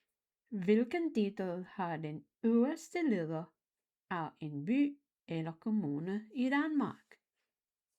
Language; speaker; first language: Danish; non-native, fluent; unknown